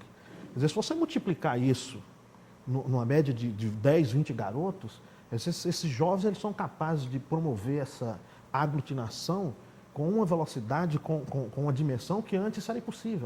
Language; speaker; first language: Portuguese; native; Portuguese